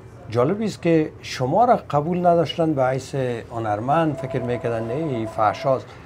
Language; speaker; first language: Persian; native; Persian